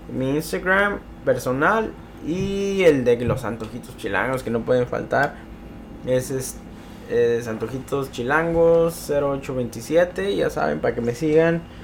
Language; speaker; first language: Spanish; native; Spanish